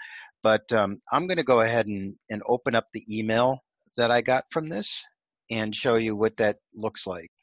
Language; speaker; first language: English; native; English